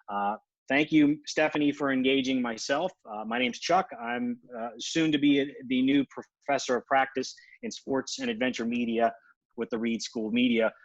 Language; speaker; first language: English; native; English